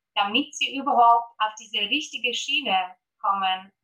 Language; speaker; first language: German; non-native, fluent; Polish